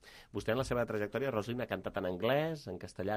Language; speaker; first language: Catalan; native; Catalan